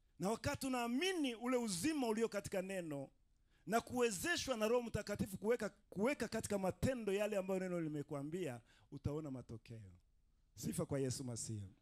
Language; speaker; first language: Swahili; non-native, local second language; Rundi